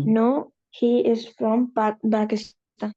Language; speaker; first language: English; non-native, learner; Hindi